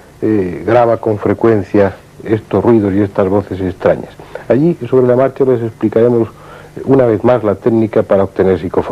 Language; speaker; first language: Spanish; native; Spanish